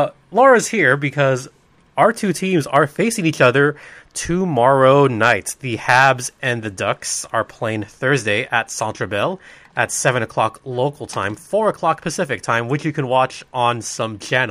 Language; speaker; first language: English; native; English